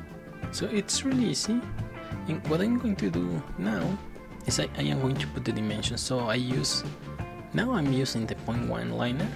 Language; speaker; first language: English; non-native, fluent; Spanish